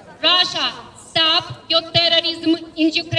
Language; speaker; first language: English; non-native, fluent; Ukrainian